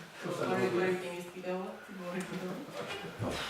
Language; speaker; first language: English; non-native, learner; Korean